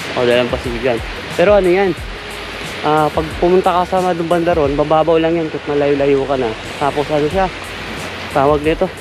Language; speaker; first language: Filipino; native; Filipino